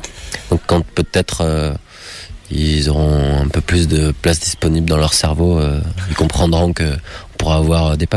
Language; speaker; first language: French; native; French